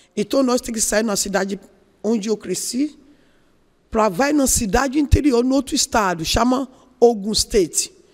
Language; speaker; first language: Portuguese; non-native, learner; Yoruba